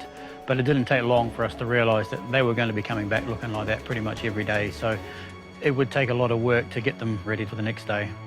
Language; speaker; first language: English; native; English